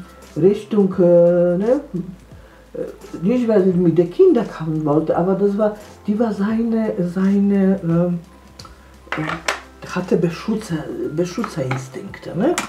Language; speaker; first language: German; non-native, fluent; Polish